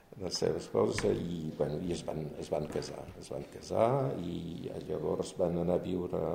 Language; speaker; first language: Catalan; early bilingual, heritage; Catalan